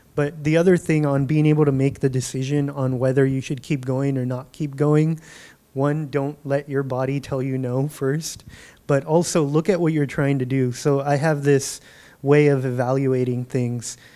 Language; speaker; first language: English; native; English